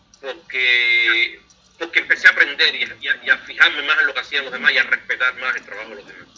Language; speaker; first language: Spanish; native; Spanish